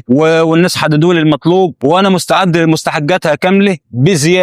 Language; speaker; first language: Arabic; native; Arabic